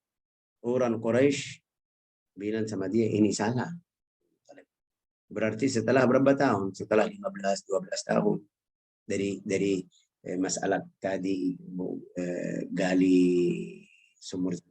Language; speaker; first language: Indonesian; non-native, fluent; Arabic